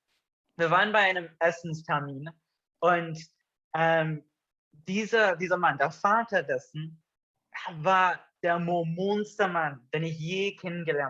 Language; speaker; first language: German; non-native, fluent; English